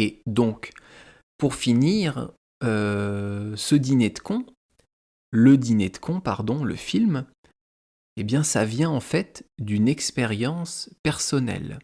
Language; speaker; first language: French; native; French